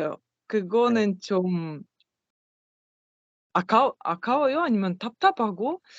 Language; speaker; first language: Korean; non-native, learner; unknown